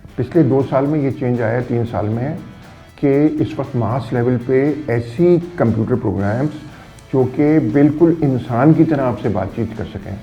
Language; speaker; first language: Urdu; native; Urdu